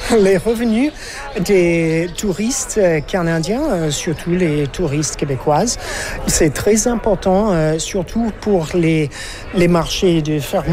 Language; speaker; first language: French; non-native, fluent; English